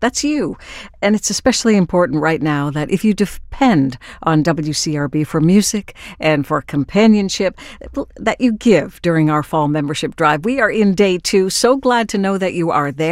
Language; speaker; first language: English; native; English